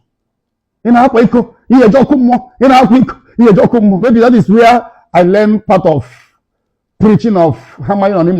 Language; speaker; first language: English; non-native, local second language; Igbo